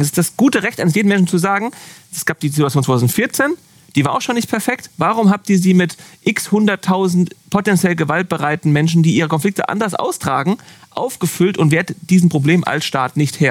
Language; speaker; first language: German; native; German